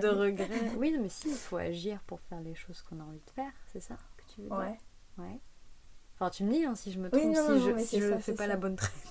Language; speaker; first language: French; native; French